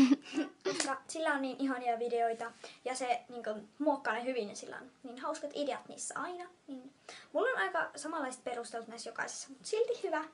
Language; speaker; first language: Finnish; native; Finnish